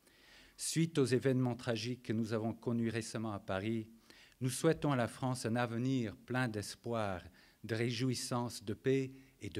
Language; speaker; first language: French; non-native, fluent; English